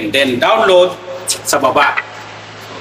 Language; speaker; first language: Filipino; native; Filipino